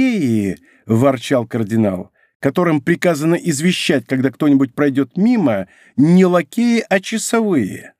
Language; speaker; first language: Russian; native; Russian